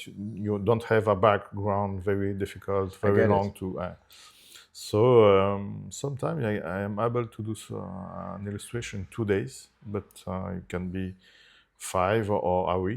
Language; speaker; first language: English; non-native, fluent; Italian